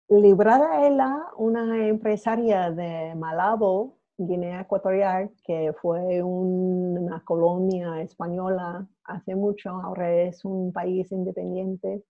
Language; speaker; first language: Spanish; non-native, fluent; English